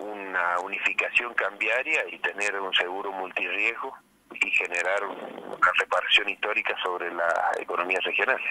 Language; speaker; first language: Spanish; native; Spanish